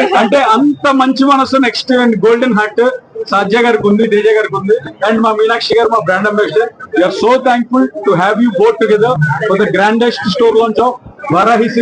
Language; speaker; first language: Telugu; native; Telugu